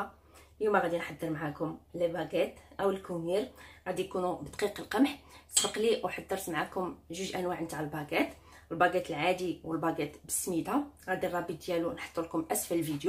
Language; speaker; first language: Arabic; native; Arabic